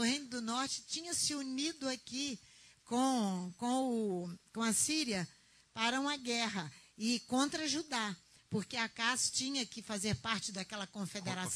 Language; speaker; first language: Portuguese; native; Portuguese